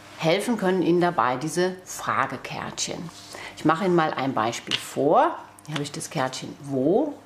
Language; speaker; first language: German; native; German